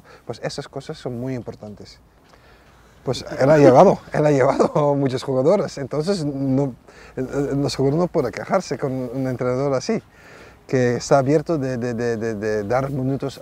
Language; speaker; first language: Spanish; non-native, fluent; Dutch